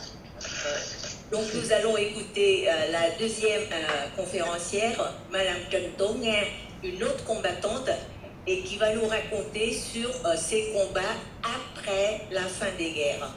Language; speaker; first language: French; non-native, fluent; Vietnamese